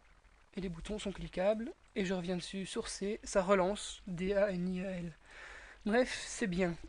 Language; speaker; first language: French; native; French